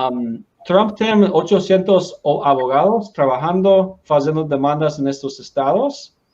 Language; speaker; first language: Portuguese; non-native, learner; Spanish